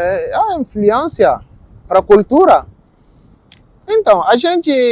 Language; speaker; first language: Portuguese; non-native, learner; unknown